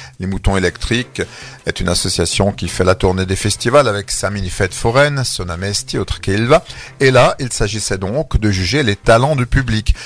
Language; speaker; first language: French; native; French